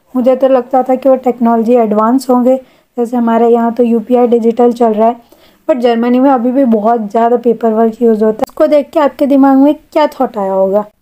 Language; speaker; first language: Hindi; native; Hindi